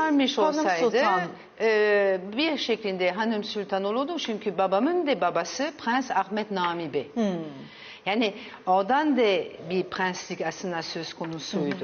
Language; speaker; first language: Turkish; early bilingual, heritage; Turkish